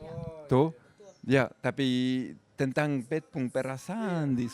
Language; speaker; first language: Indonesian; non-native, fluent; French